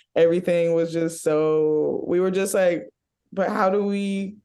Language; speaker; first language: English; native; English